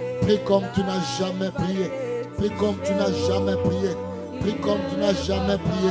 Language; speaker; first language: French; non-native, local second language; Lingala